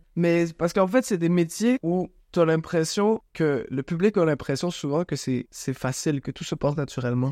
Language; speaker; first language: French; native; French